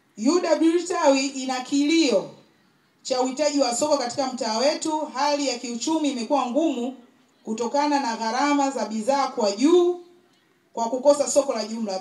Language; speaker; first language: Swahili; native; Swahili